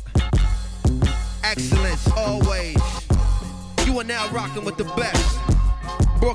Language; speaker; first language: English; native; English